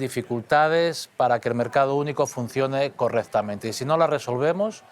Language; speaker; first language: Spanish; native; Spanish